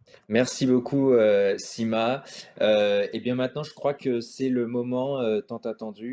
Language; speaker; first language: French; native; French